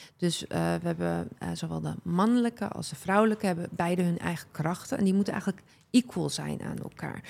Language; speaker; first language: Dutch; early bilingual, other home language; Arabic